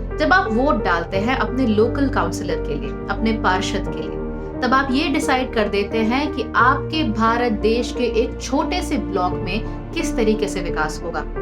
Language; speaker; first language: Hindi; native; Hindi